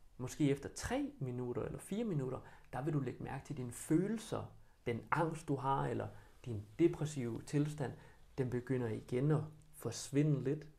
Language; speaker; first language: Danish; early bilingual, other home language; Bosnian